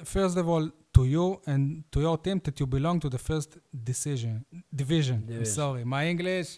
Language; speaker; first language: English; non-native, learner; Hebrew